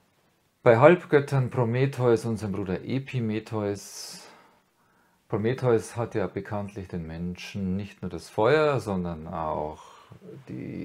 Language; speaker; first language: German; native; German